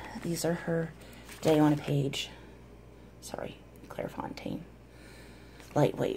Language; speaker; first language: English; native; English